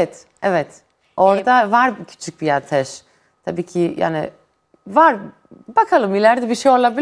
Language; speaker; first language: Turkish; non-native, fluent; Greek